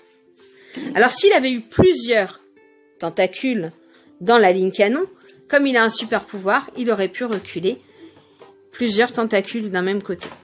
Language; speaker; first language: French; native; French